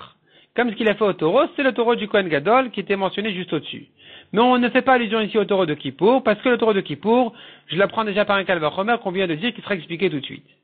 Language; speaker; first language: French; native; French